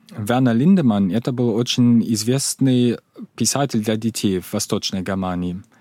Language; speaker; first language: Russian; non-native, fluent; German